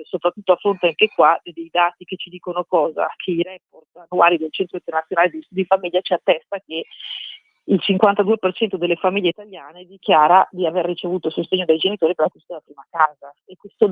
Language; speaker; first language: Italian; native; Italian